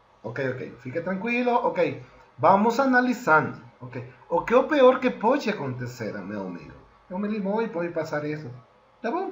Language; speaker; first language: Portuguese; non-native, fluent; Spanish